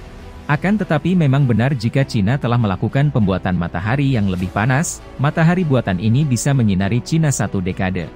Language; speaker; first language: Indonesian; native; Indonesian